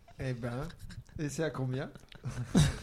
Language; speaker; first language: French; native; French